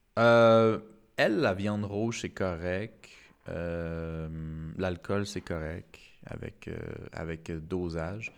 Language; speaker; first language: French; native; French